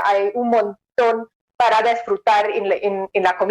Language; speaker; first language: Spanish; non-native, fluent; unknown